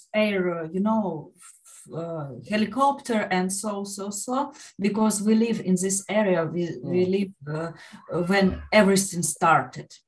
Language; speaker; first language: English; non-native, learner; Ukrainian